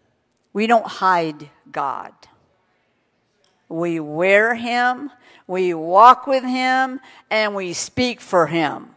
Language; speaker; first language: English; native; English